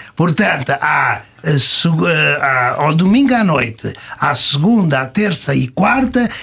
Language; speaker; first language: Portuguese; native; Portuguese